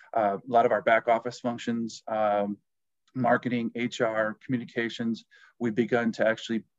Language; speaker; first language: English; native; English